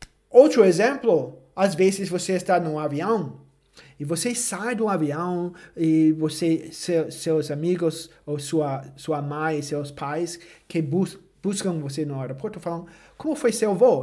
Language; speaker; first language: Portuguese; non-native, fluent; English